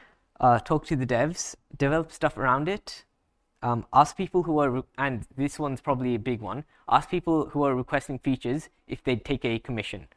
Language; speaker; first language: English; native; English